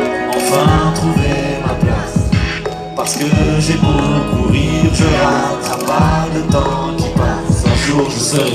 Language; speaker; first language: French; native; French